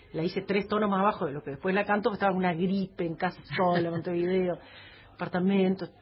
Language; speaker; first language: Spanish; native; Spanish